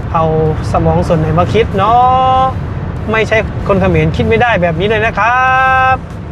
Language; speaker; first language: Thai; native; Thai